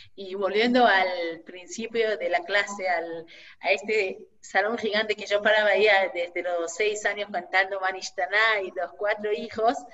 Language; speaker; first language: Spanish; non-native, fluent; Hebrew